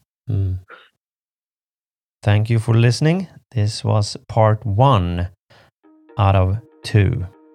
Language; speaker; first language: English; non-native, fluent; Swedish